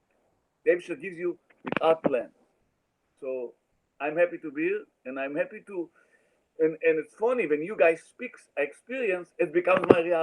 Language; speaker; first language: English; non-native, learner; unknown